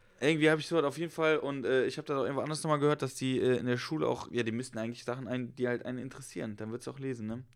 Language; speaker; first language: German; native; German